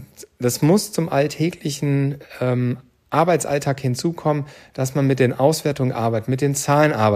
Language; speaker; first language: German; native; German